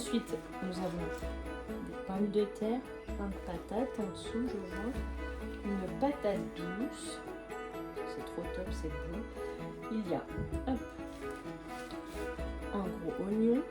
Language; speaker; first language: French; native; French